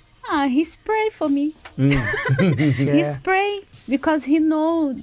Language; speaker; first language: English; non-native, learner; Portuguese